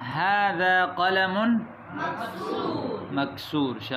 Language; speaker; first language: Arabic; non-native, fluent; Urdu